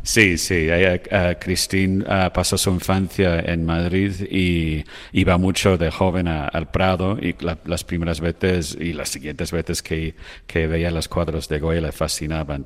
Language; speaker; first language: Spanish; non-native, fluent; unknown